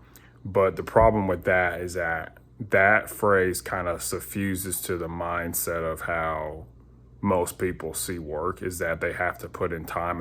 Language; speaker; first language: English; native; English